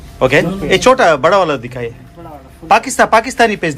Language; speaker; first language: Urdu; non-native, local second language; Telugu